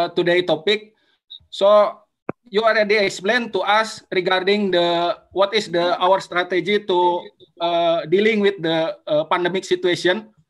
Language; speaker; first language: English; non-native, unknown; Indonesian